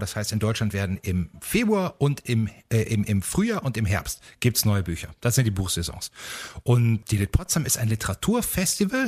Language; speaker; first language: German; native; German